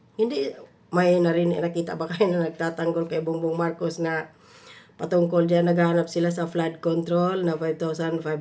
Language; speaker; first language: Filipino; non-native, local second language; Cebuano